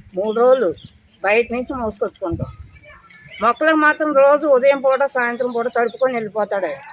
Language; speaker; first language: Telugu; native; Telugu